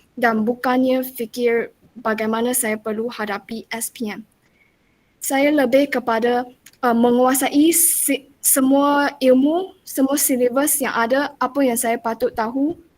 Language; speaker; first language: Malay; non-native, local second language; Chinese